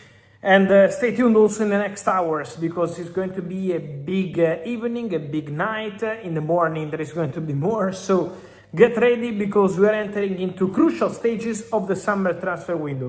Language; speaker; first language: English; non-native, fluent; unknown